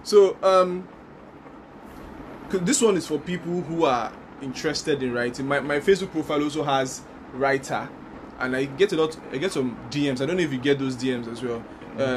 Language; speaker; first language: English; non-native, local second language; Yoruba